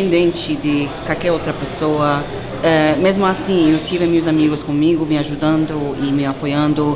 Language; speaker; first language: Portuguese; non-native, fluent; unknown